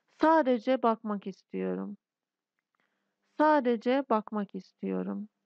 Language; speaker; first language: Turkish; non-native, fluent; Persian